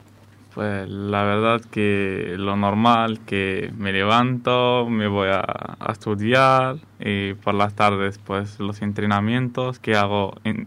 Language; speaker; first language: Spanish; non-native, fluent; Arabic